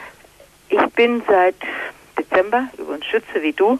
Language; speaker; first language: German; native; German